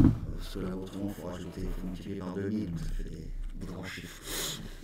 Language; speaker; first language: French; native; French